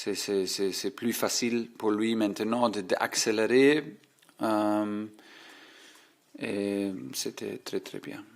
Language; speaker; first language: French; non-native, fluent; German